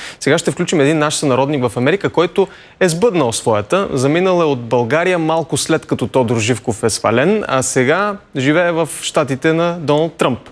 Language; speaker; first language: Bulgarian; native; Bulgarian